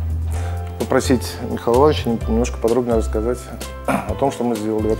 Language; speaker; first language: Russian; native; Russian